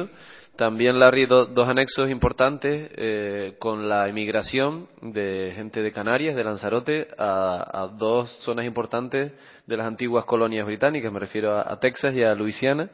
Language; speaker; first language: Spanish; native; Spanish